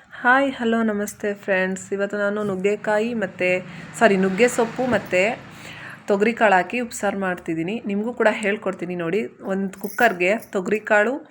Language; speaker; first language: Kannada; native; Kannada